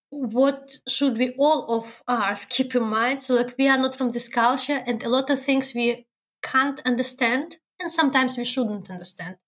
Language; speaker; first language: English; non-native, learner; Russian